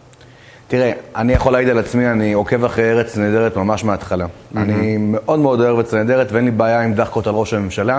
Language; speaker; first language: Hebrew; native; Hebrew